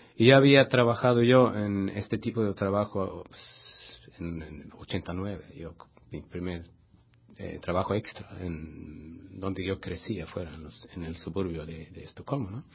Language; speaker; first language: Spanish; non-native, fluent; Swedish